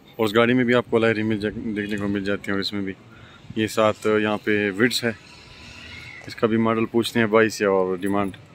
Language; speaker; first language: Urdu; non-native, local second language; Pashto